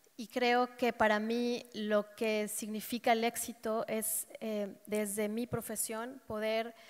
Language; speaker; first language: Spanish; native; Spanish